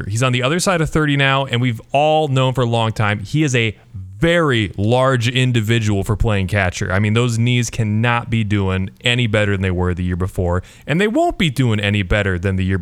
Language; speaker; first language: English; native; English